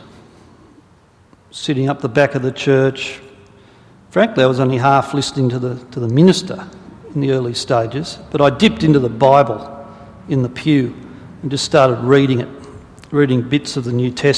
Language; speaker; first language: English; native; English